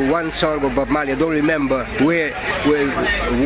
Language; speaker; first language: English; non-native, fluent; Italian